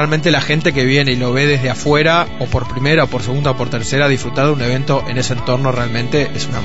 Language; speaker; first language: Spanish; native; Spanish